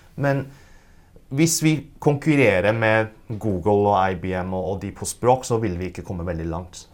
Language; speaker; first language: Norwegian; early bilingual, other home language; Cantonese